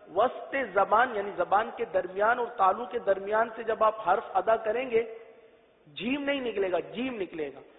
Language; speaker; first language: Urdu; native; Urdu